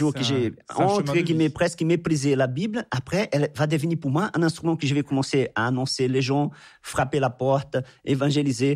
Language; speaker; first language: French; non-native, fluent; Portuguese